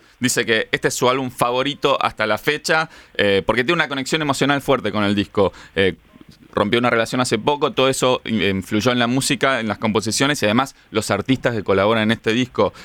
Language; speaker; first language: Spanish; native; Spanish